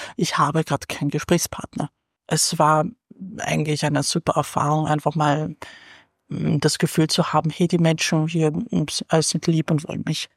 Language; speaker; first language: German; native; German